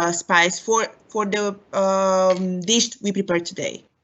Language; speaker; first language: English; non-native, fluent; Romanian